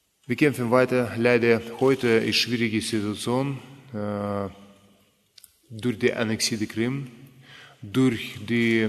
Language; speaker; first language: German; non-native, fluent; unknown